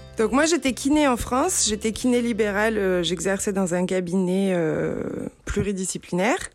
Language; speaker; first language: French; native; French